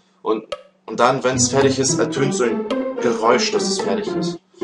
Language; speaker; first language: German; native; German